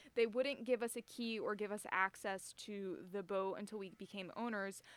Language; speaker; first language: English; native; English